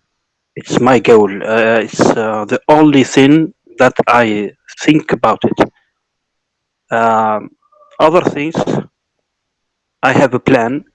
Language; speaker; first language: English; non-native, local second language; Arabic